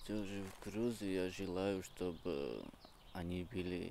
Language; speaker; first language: Russian; non-native, learner; Georgian